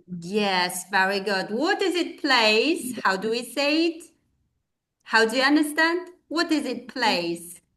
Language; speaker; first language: English; non-native, fluent; Kazakh